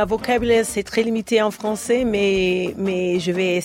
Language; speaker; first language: French; non-native, learner; English